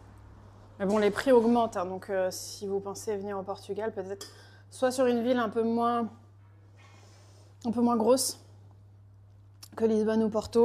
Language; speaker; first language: French; early bilingual, other home language; Portuguese